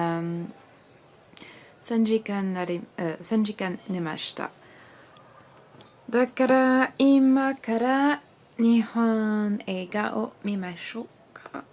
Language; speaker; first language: Japanese; non-native, learner; French